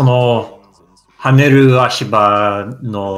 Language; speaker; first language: Japanese; non-native, learner; English